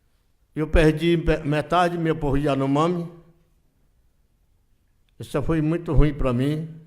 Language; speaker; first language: Portuguese; non-native, local second language; Yanomámi